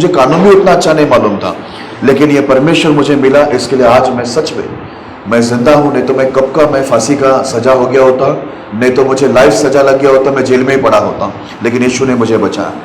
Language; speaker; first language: Hindi; non-native, local second language; Marathi